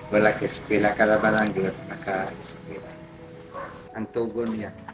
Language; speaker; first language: Cebuano; non-native, local second language; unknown